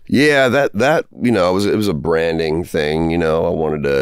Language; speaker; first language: English; native; English